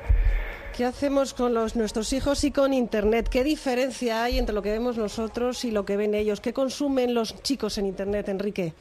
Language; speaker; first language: Spanish; native; Spanish